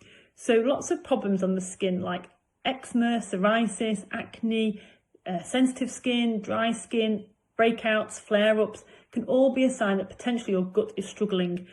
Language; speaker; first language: English; native; English